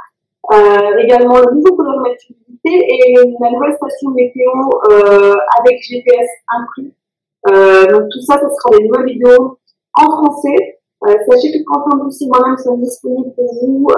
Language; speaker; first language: French; native; French